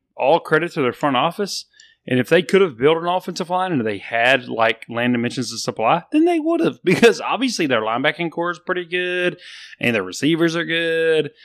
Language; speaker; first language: English; native; English